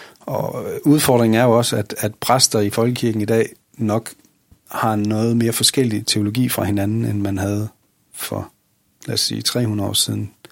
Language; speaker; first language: Danish; native; Danish